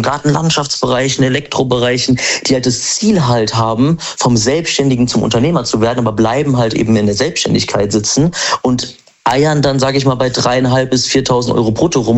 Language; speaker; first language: German; native; German